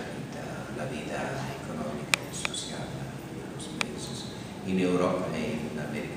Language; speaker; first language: Spanish; non-native, fluent; Italian